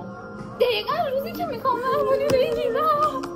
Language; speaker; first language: Persian; native; Persian